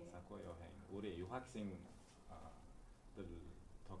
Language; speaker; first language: Korean; non-native, learner; Uzbek